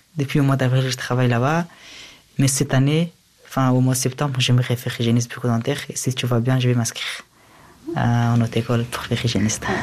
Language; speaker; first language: French; early bilingual, other home language; Persian